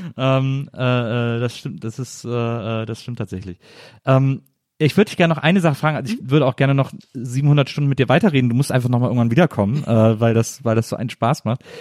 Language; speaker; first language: German; native; German